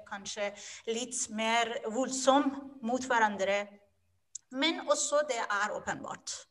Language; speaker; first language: Norwegian; non-native, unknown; Persian